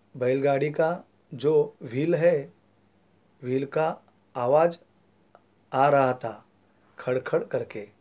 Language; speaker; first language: Hindi; non-native, local second language; Marathi